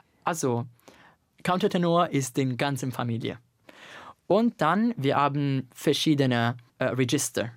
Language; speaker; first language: German; non-native, learner; Italian